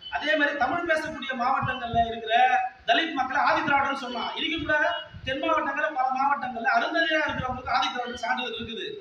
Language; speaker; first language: Tamil; non-native, local second language; Telugu